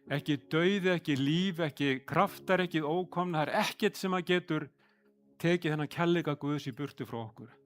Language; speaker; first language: Icelandic; native; Icelandic